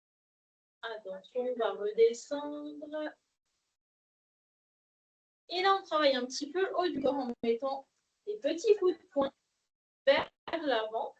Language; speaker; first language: French; native; French